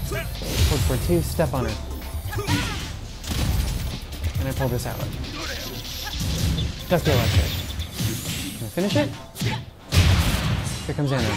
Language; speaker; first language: English; native; English